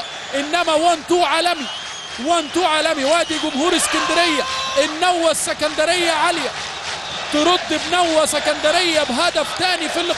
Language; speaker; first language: Arabic; native; Arabic